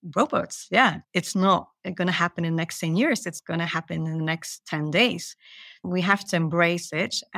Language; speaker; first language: English; non-native, fluent; Dutch